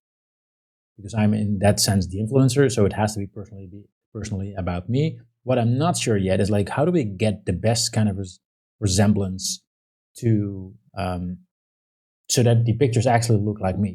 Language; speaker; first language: English; non-native, fluent; Dutch